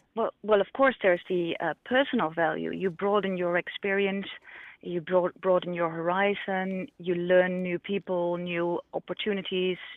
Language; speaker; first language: English; non-native, fluent; Dutch